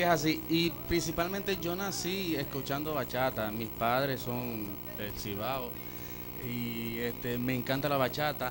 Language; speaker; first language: Spanish; native; Spanish